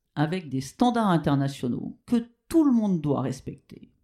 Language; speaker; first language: French; native; French